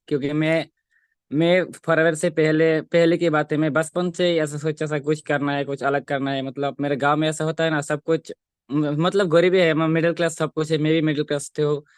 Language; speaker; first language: Hindi; non-native, local second language; Bangla